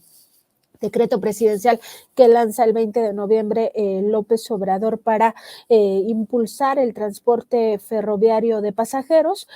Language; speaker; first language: Spanish; native; Spanish